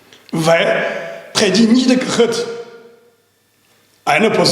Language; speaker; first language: German; non-native, learner; Chinese